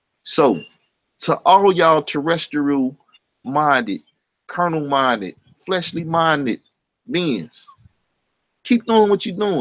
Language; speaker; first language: English; native; English